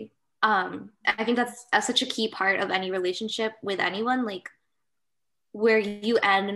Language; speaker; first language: English; native; English